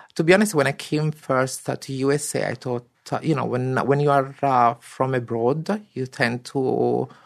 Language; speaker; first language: English; non-native, learner; Italian